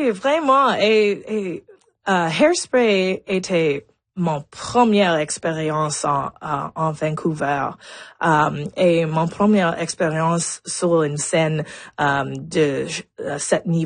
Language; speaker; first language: French; non-native, local second language; English